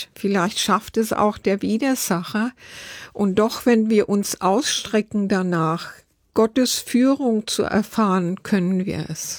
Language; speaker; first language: German; native; German